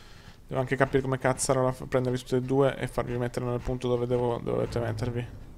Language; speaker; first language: Italian; native; Italian